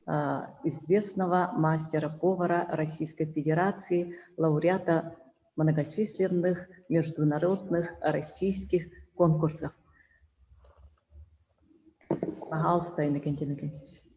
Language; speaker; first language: Russian; native; Russian